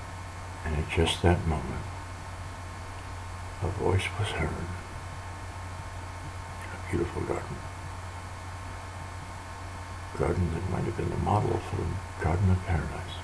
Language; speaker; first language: English; native; English